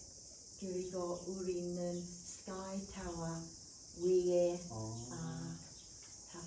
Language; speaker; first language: Korean; non-native, learner; English